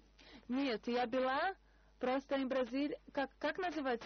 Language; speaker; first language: Russian; non-native, learner; Portuguese